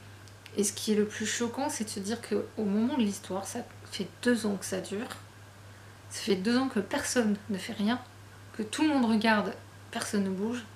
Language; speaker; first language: French; native; French